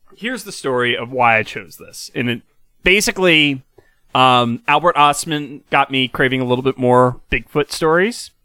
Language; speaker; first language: English; native; English